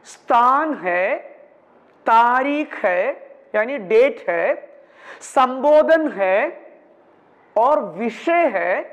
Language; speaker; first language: Hindi; non-native, local second language; Malayalam